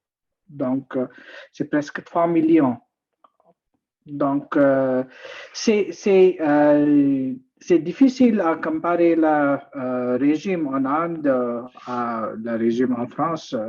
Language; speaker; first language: French; non-native, learner; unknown